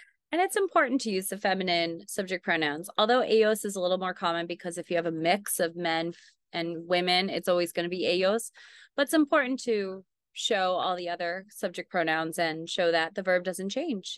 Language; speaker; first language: English; native; English